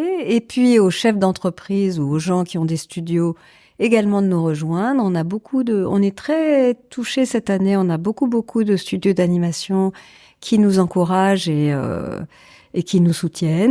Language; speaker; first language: French; native; French